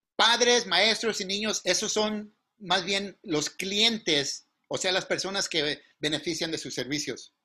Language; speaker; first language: Spanish; native; Spanish